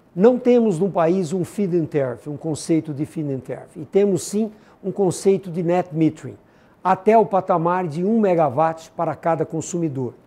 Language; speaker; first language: Portuguese; native; Portuguese